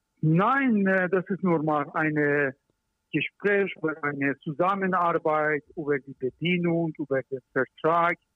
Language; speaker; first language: German; non-native, learner; Persian